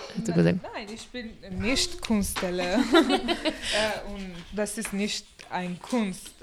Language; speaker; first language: German; non-native, learner; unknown